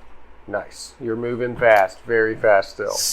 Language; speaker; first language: English; native; English